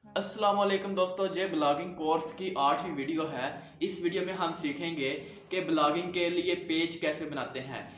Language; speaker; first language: Urdu; non-native, local second language; Punjabi